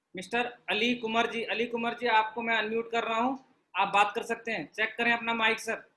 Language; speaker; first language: Hindi; native; Hindi